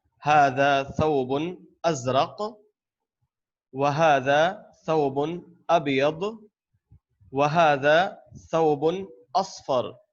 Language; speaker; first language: Arabic; non-native, fluent; Urdu